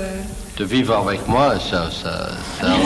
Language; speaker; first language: French; non-native, fluent; Swiss German